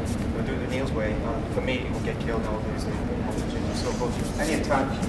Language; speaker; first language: English; native; English